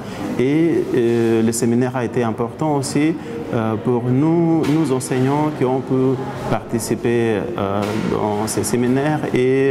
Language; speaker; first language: French; non-native, fluent; Portuguese